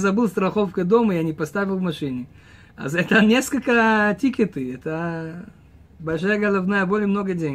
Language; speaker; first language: Russian; early bilingual, heritage; Hebrew